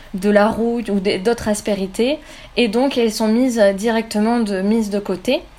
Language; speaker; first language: French; native; French